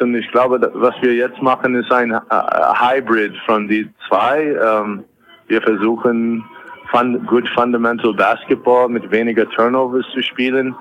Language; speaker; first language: German; non-native, fluent; English